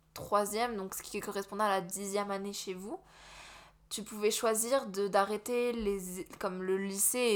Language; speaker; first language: French; native; French